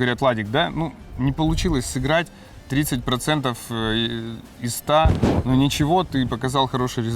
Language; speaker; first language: Russian; native; Russian